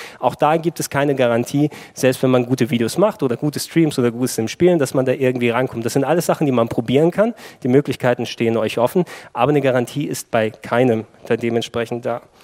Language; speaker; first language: German; early bilingual, other home language; Greek